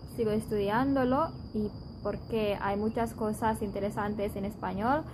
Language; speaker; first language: Spanish; non-native, fluent; Indonesian